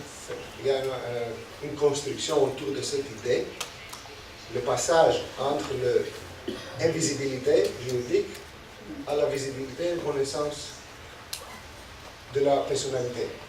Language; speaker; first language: French; non-native, fluent; Greek